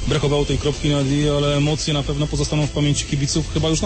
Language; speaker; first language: Polish; native; Polish